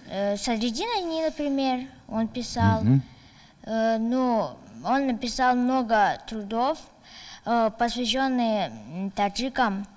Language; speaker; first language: Russian; non-native, local second language; Tajik